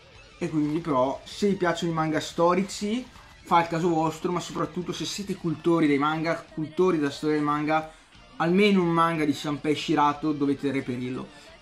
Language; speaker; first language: Italian; native; Italian